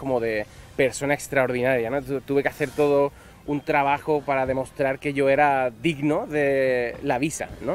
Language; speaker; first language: Spanish; native; Spanish